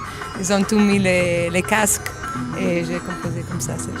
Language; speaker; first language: French; non-native, fluent; Italian